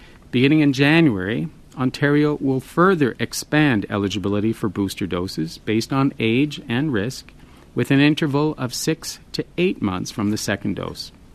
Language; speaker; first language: English; native; English